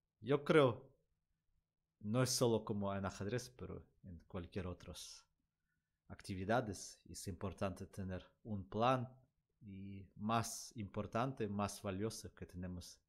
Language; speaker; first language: Spanish; non-native, learner; Russian